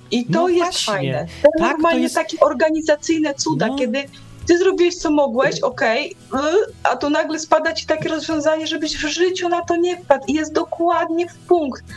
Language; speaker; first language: Polish; native; Polish